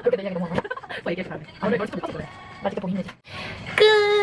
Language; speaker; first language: Korean; native; Korean